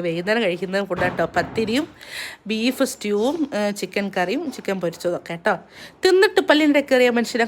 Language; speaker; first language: Malayalam; native; Malayalam